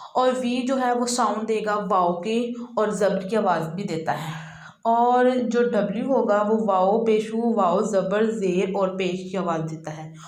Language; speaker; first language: Urdu; native; Urdu